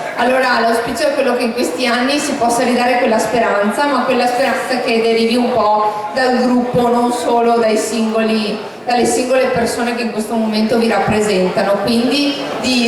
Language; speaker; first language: Italian; native; Italian